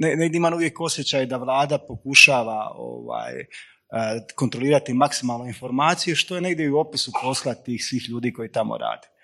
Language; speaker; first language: Croatian; native; Croatian